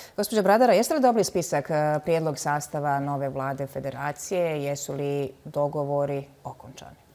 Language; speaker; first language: Croatian; native; Croatian